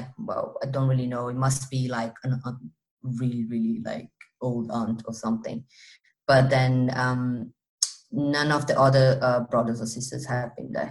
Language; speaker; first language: English; non-native, fluent; Portuguese